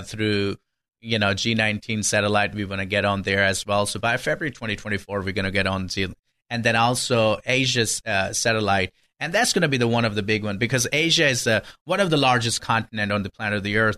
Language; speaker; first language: English; non-native, local second language; Urdu